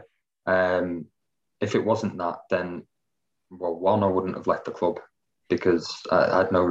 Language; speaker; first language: English; native; English